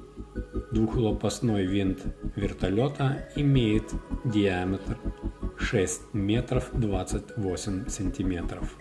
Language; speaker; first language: Russian; native; Russian